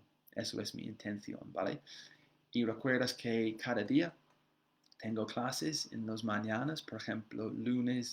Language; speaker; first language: Spanish; non-native, learner; English